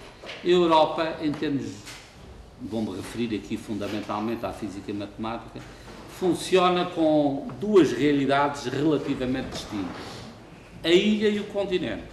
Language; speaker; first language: Portuguese; native; Portuguese